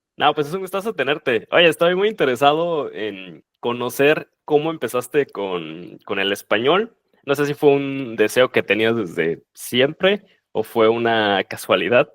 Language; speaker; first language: Spanish; native; Spanish